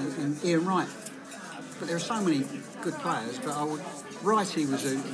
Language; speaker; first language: English; native; English